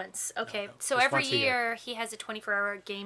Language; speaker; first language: English; native; English